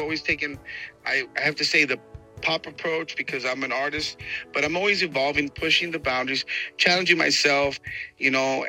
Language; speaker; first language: English; early bilingual, other home language; Spanish